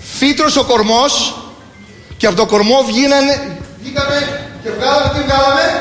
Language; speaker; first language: Greek; early bilingual, heritage; Greek